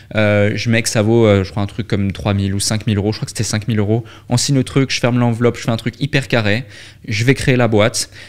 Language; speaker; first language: French; native; French